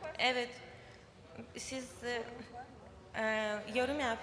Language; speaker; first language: Turkish; non-native, fluent; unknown